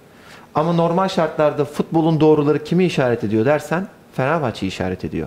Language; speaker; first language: Turkish; native; Turkish